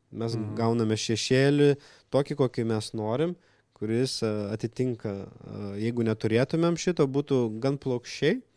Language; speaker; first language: Lithuanian; non-native, local second language; Russian